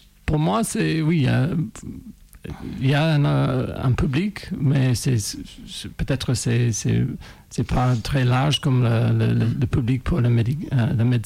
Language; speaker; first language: French; non-native, fluent; English